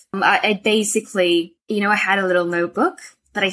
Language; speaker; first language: English; non-native, fluent; Spanish